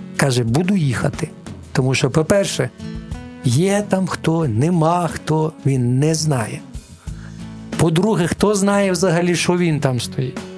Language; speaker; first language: Ukrainian; non-native, local second language; Russian